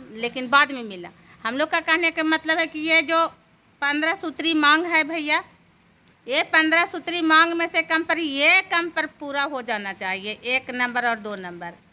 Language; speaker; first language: Hindi; native; Hindi